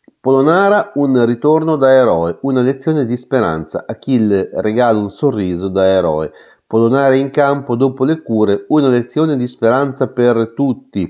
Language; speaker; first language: Italian; native; Italian